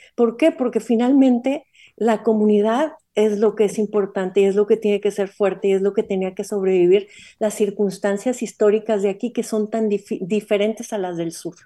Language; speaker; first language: Spanish; native; Spanish